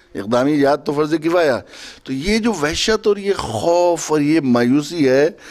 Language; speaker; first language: Urdu; native; Urdu